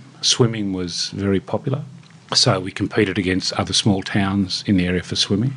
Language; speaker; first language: English; native; English